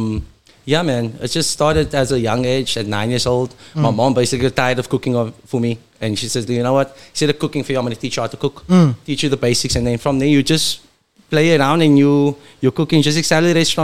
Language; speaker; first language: English; native; English